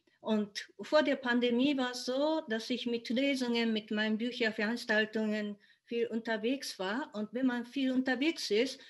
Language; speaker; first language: German; non-native, fluent; Japanese